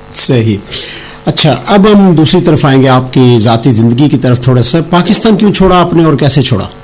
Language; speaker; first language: Urdu; native; Urdu